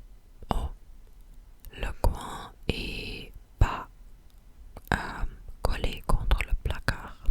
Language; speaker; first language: French; non-native, learner; English